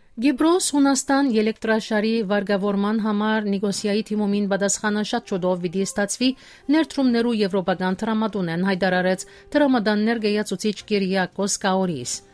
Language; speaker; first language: Armenian; early bilingual, heritage; Armenian